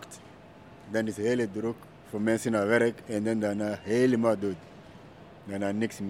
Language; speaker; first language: Dutch; non-native, learner; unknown